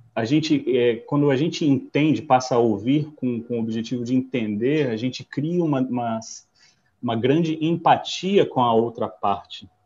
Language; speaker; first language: Portuguese; non-native, fluent; English